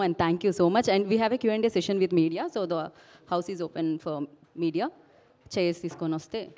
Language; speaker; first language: Telugu; native; Telugu